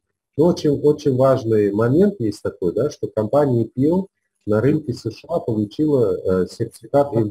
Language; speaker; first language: Russian; native; Russian